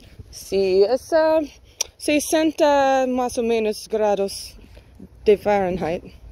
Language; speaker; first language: Spanish; non-native, learner; English